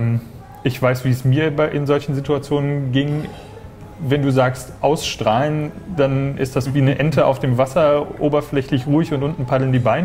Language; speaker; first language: German; native; German